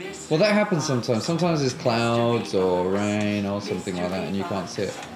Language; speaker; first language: English; native; English